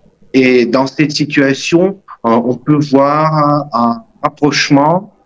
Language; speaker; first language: French; non-native, fluent; Russian